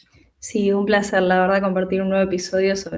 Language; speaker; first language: Spanish; native; Spanish